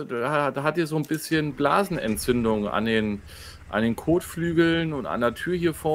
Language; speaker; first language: German; native; German